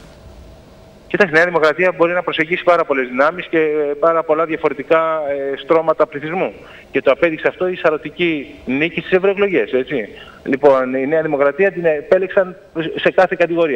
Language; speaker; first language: Greek; native; Greek